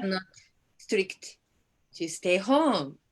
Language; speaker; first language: English; non-native, learner; Japanese